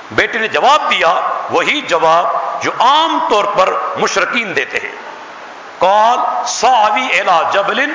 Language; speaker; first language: Urdu; non-native, local second language; Sindhi